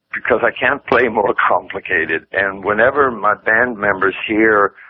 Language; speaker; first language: English; non-native, fluent; Swedish